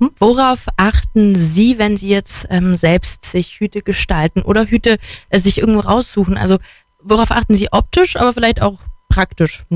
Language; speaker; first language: German; native; German